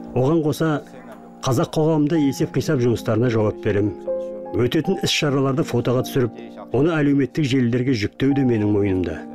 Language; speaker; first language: Kazakh; early bilingual, heritage; Turkish